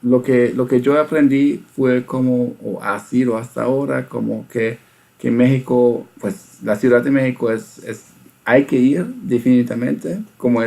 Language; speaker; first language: Spanish; non-native, fluent; German